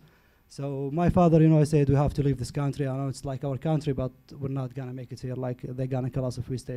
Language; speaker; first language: English; non-native, learner; Arabic